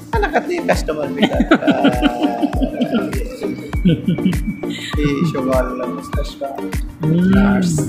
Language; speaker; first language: Arabic; non-native, learner; Bangla